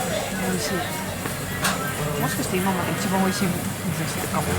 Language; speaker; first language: Japanese; non-native, fluent; Estonian